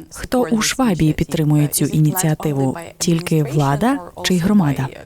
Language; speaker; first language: Ukrainian; native; Ukrainian